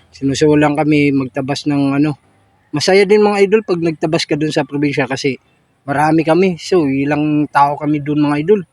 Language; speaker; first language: Filipino; non-native, local second language; Cebuano